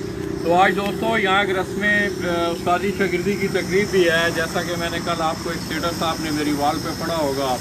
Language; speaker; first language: Hindi; non-native, local second language; Punjabi